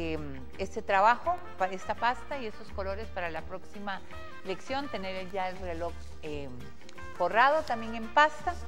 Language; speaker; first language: Spanish; native; Spanish